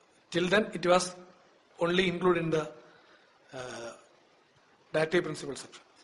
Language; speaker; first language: English; non-native, local second language; Malayalam